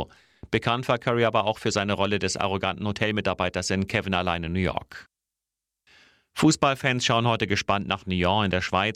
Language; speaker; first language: German; native; German